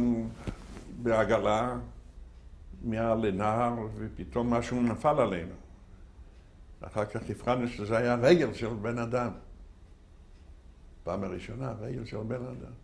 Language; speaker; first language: Hebrew; non-native, fluent; Yiddish